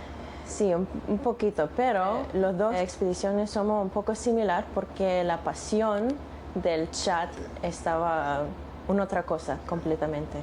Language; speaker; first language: Spanish; non-native, learner; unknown